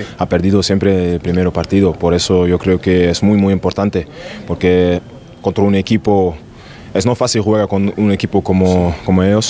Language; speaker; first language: Spanish; non-native, learner; German